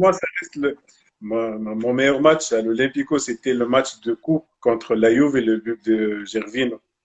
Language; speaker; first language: French; non-native, local second language; Arabic